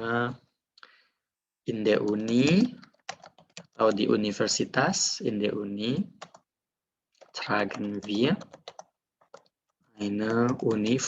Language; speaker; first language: German; non-native, fluent; Indonesian